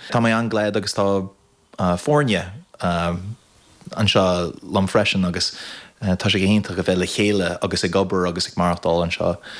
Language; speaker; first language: Irish; non-native, fluent; English